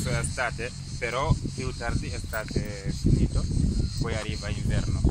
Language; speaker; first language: Italian; non-native, learner; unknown